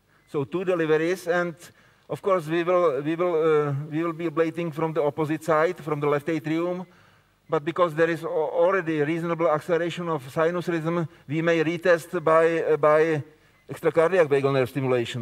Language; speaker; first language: English; non-native, fluent; Czech